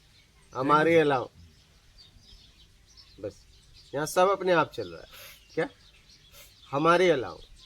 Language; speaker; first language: Hindi; native; Hindi